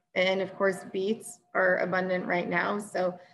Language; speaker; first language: English; native; English